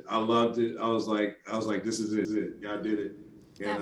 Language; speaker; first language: English; native; English